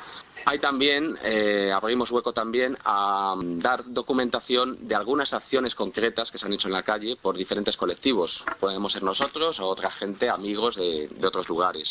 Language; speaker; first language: Spanish; native; Spanish